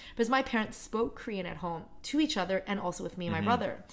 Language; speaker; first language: English; non-native, fluent; Korean